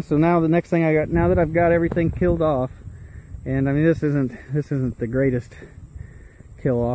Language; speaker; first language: English; native; English